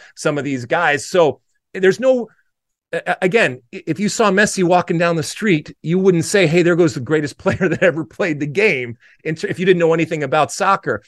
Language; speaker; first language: English; native; English